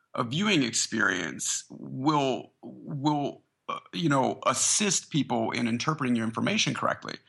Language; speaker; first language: English; native; English